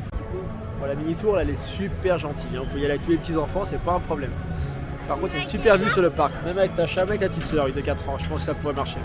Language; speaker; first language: French; native; French